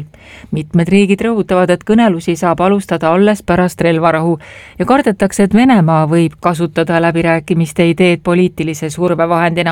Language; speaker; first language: Estonian; native; Estonian